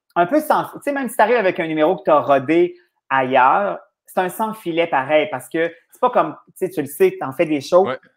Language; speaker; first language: French; native; French